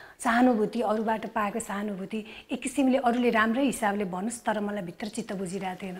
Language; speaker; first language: Nepali; native; Nepali